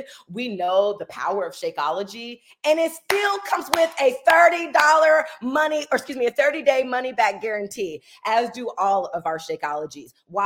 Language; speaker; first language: English; native; English